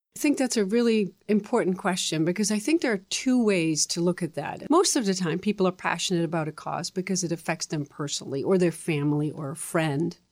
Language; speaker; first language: English; non-native, fluent; Dutch